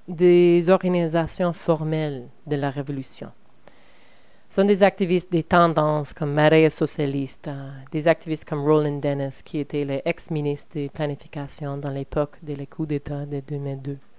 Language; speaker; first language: French; non-native, learner; English